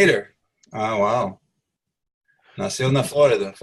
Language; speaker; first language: Portuguese; non-native, fluent; English